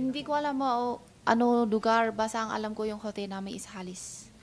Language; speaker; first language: Filipino; non-native, learner; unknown